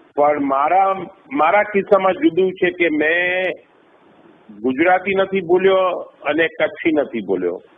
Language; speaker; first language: Gujarati; non-native, local second language; Kachhi